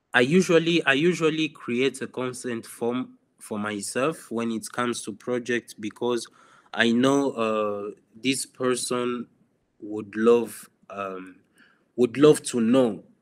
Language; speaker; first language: English; non-native, fluent; Swahili